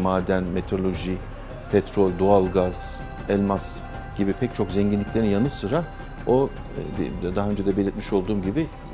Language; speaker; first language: Turkish; native; Turkish